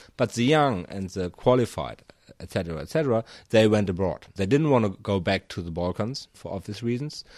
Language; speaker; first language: English; non-native, fluent; German